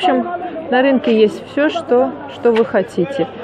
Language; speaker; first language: Russian; native; Russian